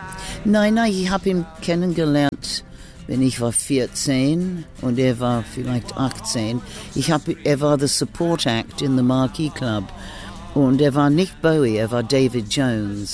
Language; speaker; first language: German; non-native, learner; English